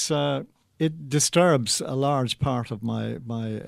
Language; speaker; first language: English; native; English